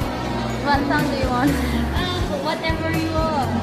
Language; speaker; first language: English; non-native, learner; Indonesian